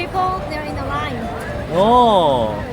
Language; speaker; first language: English; non-native, learner; Chinese